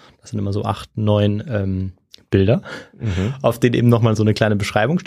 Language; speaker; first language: German; native; German